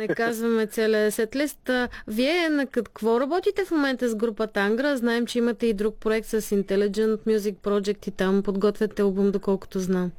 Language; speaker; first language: Bulgarian; native; Bulgarian